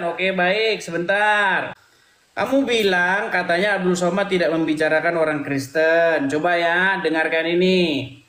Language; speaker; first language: Indonesian; non-native, local second language; Madurese